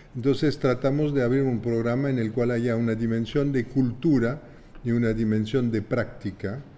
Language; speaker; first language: Spanish; non-native, fluent; French